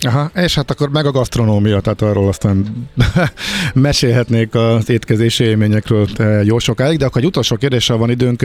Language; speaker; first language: Hungarian; native; Hungarian